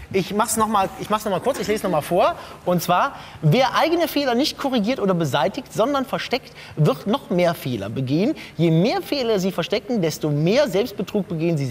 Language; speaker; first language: German; native; German